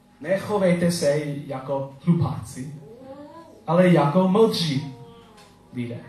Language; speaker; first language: Czech; non-native, learner; English